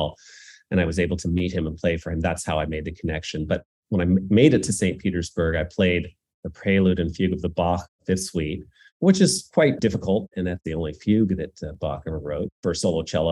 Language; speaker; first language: English; native; English